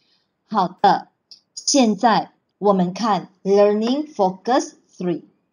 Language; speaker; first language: Chinese; non-native, fluent; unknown